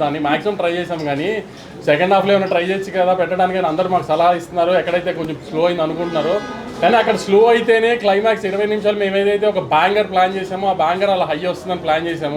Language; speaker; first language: Telugu; native; Telugu